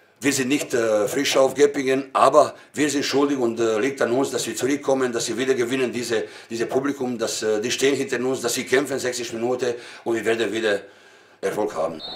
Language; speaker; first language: German; non-native, learner; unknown